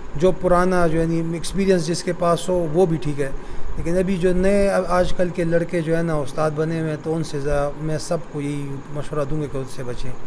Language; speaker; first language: Urdu; non-native, local second language; Pashto